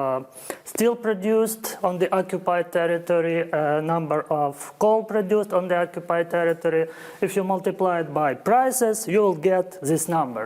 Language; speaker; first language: English; non-native, fluent; Ukrainian